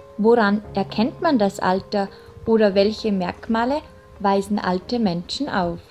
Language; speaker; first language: German; native; German